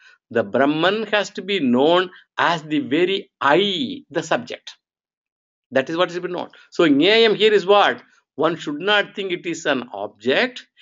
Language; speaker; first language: English; non-native, local second language; Tamil